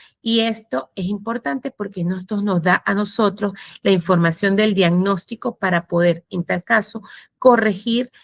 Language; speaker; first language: Spanish; native; Spanish